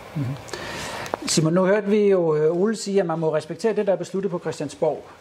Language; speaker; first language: Danish; native; Danish